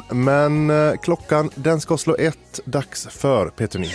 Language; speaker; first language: Swedish; native; Swedish